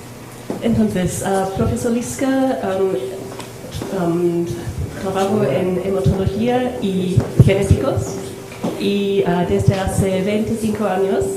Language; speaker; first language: Spanish; non-native, learner; English